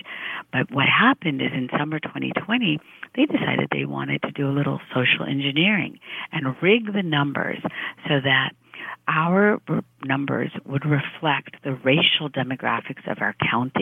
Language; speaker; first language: English; early bilingual, other home language; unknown